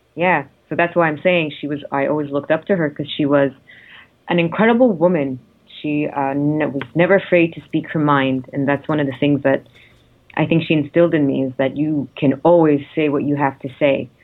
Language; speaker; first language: English; non-native, fluent; Italian